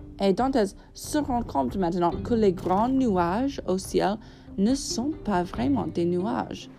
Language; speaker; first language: French; non-native, fluent; English